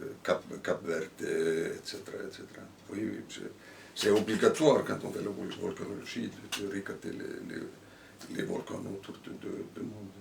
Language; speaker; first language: French; non-native, fluent; Icelandic